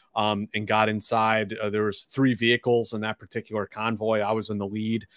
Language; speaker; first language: English; native; English